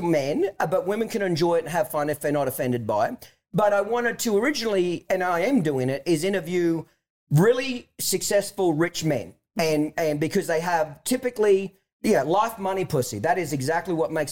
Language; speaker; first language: English; native; English